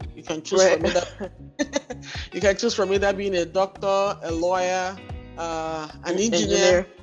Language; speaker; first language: English; non-native, local second language; Igbo